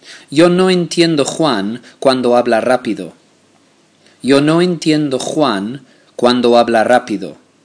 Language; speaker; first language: Spanish; non-native, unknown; English